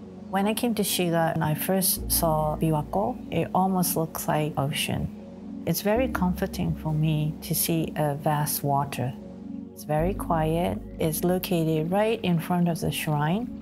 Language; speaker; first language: English; non-native, fluent; Japanese